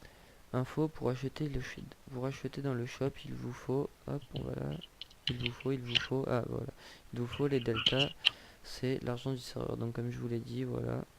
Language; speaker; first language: French; native; French